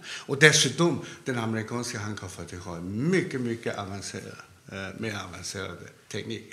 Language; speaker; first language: Swedish; non-native, fluent; Cantonese